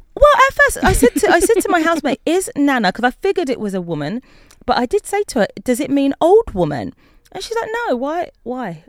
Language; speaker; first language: English; native; English